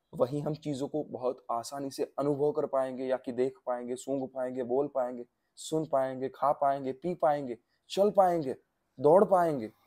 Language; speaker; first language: Hindi; non-native, local second language; Gujarati